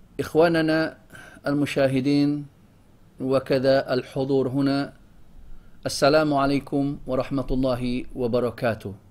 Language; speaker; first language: Arabic; non-native, fluent; Indonesian